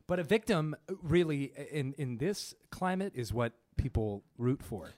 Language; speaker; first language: English; native; English